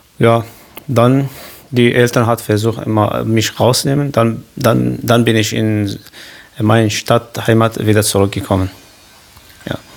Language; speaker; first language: German; non-native, learner; Kurdish